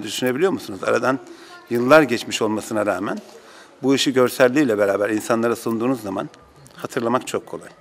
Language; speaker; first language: Turkish; native; Turkish